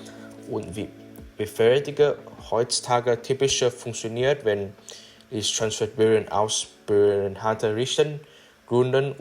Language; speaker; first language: German; non-native, learner; English